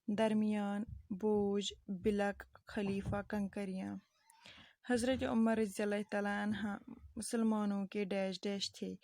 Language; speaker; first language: Urdu; non-native, local second language; Kashmiri